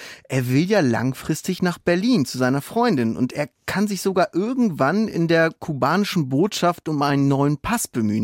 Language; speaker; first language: German; native; German